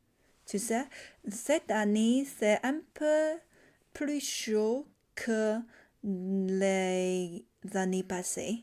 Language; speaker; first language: French; non-native, learner; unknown